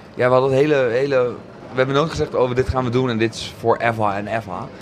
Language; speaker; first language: Dutch; native; Dutch